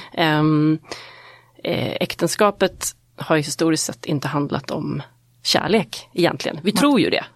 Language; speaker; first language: Swedish; native; Swedish